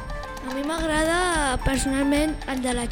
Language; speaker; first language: Catalan; non-native, local second language; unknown